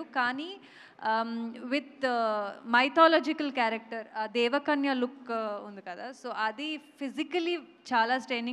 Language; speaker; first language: Telugu; non-native, local second language; Kannada